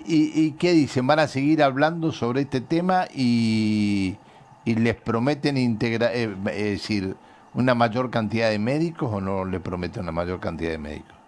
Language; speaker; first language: Spanish; native; Spanish